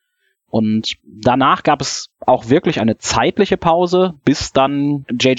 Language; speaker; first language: German; native; German